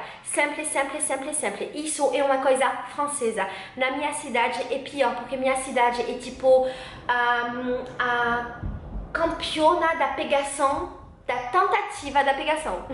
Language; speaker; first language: Portuguese; non-native, learner; French